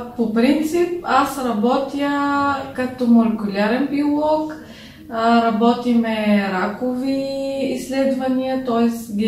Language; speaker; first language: Bulgarian; early bilingual, heritage; Bulgarian